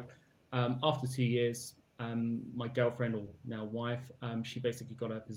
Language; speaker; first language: English; native; English